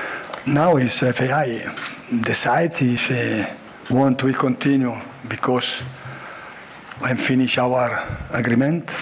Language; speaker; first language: English; non-native, learner; Italian